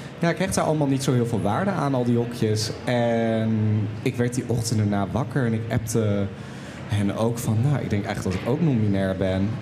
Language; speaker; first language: Dutch; native; Dutch